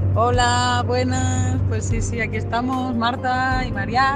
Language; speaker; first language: Spanish; native; Spanish